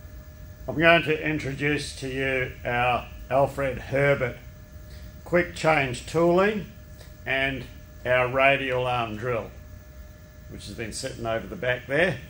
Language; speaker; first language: English; native; English